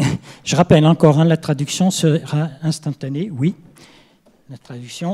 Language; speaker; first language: French; native; French